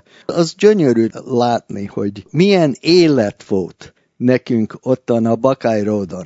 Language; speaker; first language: Hungarian; early bilingual, heritage; Hungarian